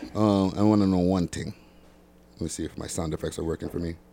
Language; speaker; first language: English; native; English